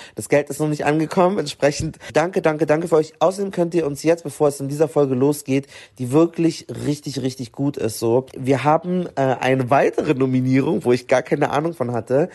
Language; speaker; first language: German; early bilingual, other home language; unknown